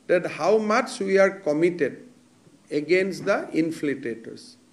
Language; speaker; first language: English; non-native, local second language; Assamese